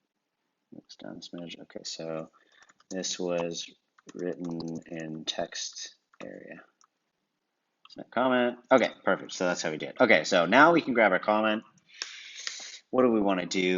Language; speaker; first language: English; native; English